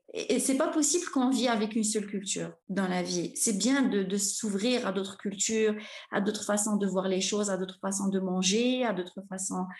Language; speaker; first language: French; non-native, local second language; Arabic